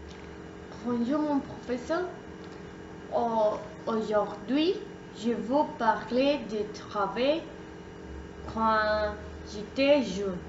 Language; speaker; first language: French; non-native, learner; Spanish